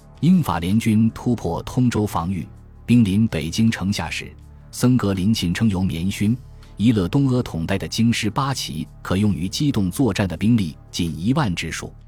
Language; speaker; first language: Chinese; native; Chinese